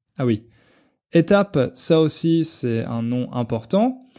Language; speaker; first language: French; native; French